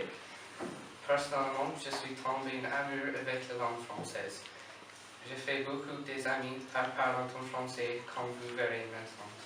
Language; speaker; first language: French; non-native, learner; English